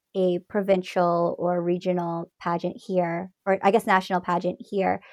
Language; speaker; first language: English; native; English